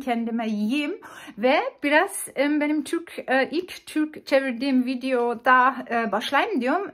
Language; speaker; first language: Turkish; non-native, fluent; German